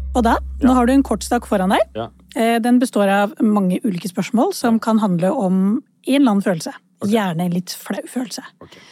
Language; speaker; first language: Norwegian; early bilingual, other home language; Urdu